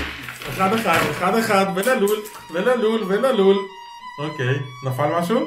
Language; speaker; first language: Hebrew; native; Hebrew